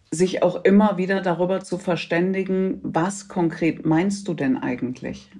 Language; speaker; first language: German; native; German